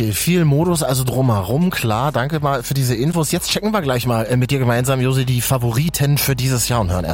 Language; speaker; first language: German; native; German